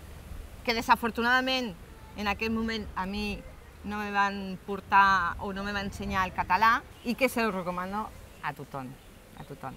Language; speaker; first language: Catalan; non-native, local second language; Spanish